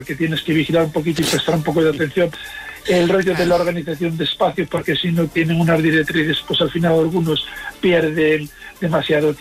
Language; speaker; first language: Spanish; native; Spanish